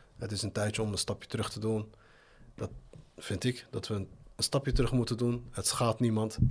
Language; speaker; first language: Dutch; early bilingual, other home language; Arabic